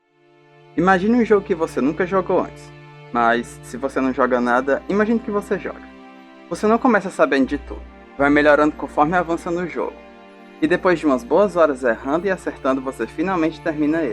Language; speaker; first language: Portuguese; native; Portuguese